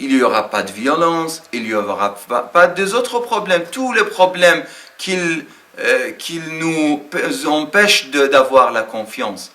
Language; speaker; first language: French; non-native, fluent; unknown